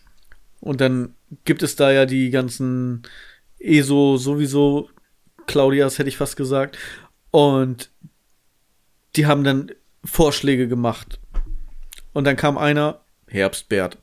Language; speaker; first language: German; native; German